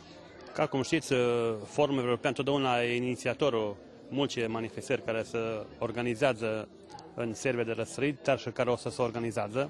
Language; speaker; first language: Romanian; non-native, local second language; Serbian